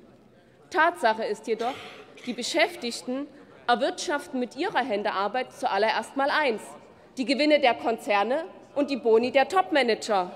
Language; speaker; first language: German; native; German